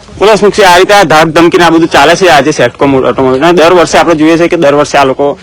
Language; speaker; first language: Gujarati; native; Gujarati